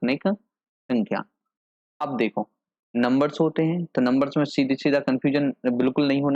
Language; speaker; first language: Hindi; native; Hindi